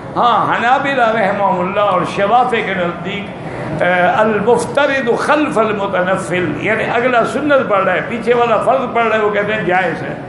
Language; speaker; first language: Urdu; native; Urdu